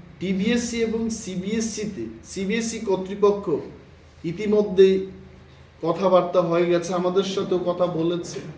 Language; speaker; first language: Bangla; non-native, local second language; Kok Borok